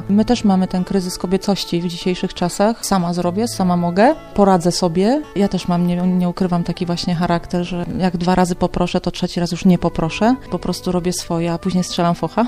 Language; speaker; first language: Polish; native; Polish